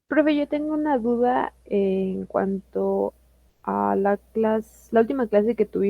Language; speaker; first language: Spanish; native; Spanish